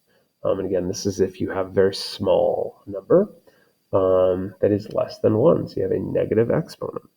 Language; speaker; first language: English; native; English